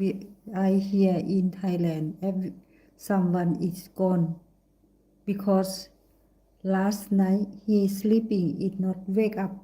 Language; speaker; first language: English; non-native, learner; Thai